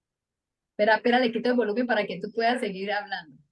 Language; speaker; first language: Spanish; native; Spanish